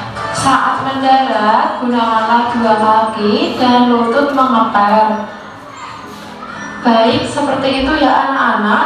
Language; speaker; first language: Indonesian; native; Indonesian